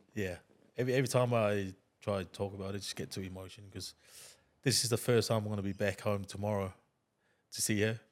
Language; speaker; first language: English; non-native, fluent; Tongan